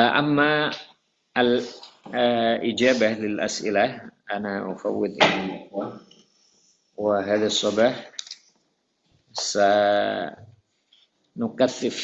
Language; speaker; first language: Arabic; non-native, fluent; Indonesian